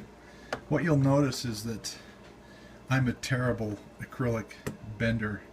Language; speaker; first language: English; native; English